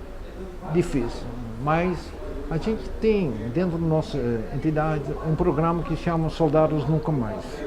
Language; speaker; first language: Portuguese; non-native, fluent; Dutch